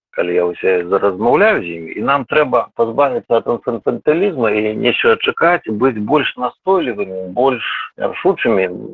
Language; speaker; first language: Belarusian; non-native, local second language; Russian